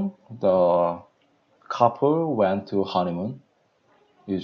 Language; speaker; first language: English; non-native, learner; Korean